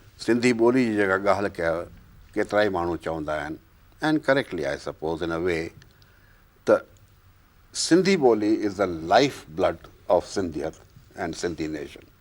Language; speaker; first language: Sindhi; native; Sindhi